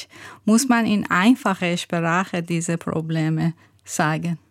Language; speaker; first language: German; non-native, learner; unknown